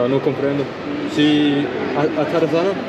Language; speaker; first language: Spanish; non-native, learner; English